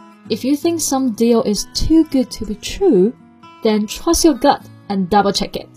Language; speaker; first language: English; non-native, fluent; Chinese